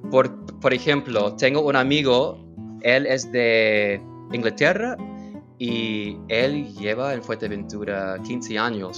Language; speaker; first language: Spanish; non-native, learner; English